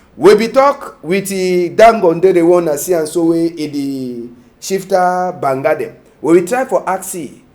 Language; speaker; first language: Nigerian Pidgin; native; Nigerian Pidgin